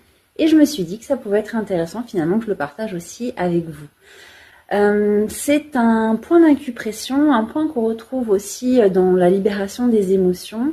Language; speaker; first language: French; native; French